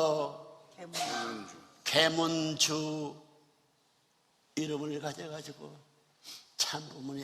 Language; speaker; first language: Korean; native; Korean